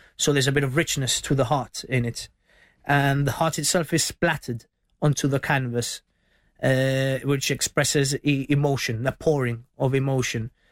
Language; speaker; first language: English; early bilingual, other home language; Spanish